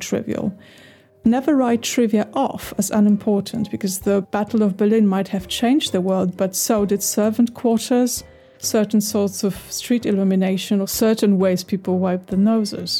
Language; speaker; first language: English; non-native, fluent; Polish